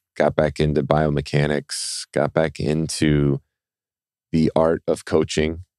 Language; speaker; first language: English; native; English